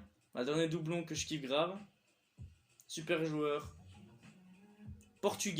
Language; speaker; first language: French; native; French